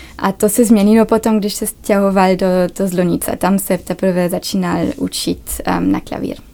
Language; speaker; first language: Czech; early bilingual, other home language; German